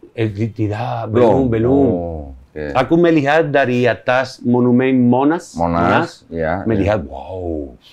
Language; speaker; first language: Indonesian; non-native, learner; Spanish